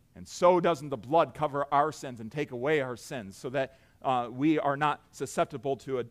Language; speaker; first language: English; native; English